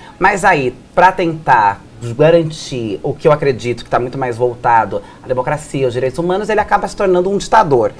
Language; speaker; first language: Portuguese; native; Portuguese